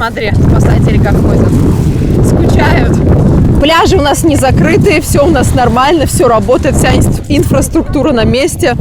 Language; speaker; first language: Russian; native; Russian